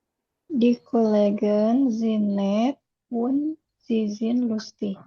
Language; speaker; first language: German; non-native, learner; Indonesian